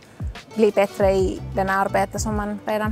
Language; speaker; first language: Swedish; non-native, local second language; Finnish